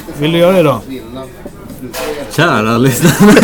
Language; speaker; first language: Swedish; native; Swedish